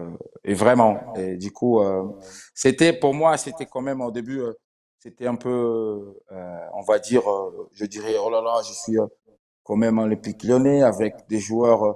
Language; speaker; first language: French; non-native, fluent; Portuguese